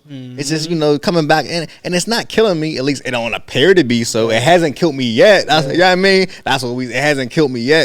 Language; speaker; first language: English; native; English